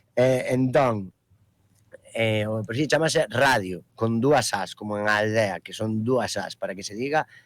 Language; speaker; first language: Galician; non-native, local second language; Spanish